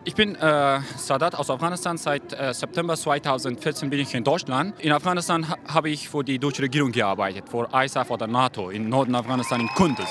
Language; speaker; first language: German; non-native, fluent; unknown